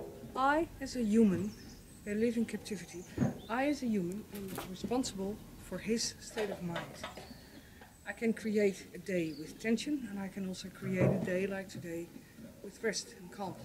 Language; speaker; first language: English; non-native, fluent; Dutch